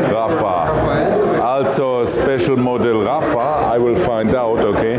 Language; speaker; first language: English; non-native, fluent; German